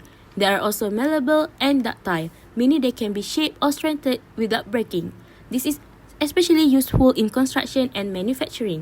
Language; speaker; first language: English; non-native, local second language; Malay